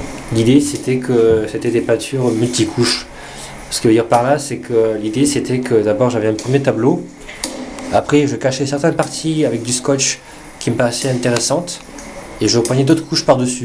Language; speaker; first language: French; native; French